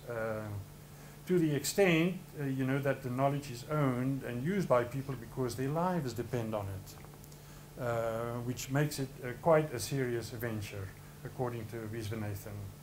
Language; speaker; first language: English; non-native, local second language; Afrikaans